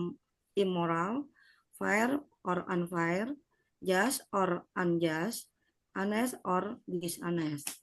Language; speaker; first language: English; non-native, learner; Indonesian